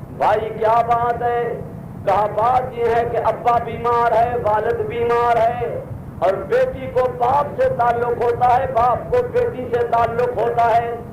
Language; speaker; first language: Urdu; non-native, local second language; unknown